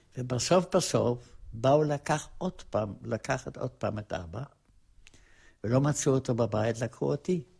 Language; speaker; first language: Hebrew; non-native, fluent; Polish